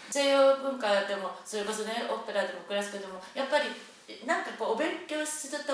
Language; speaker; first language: Japanese; native; Japanese